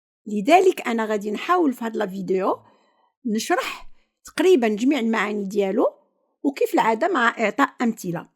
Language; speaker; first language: Arabic; native; Arabic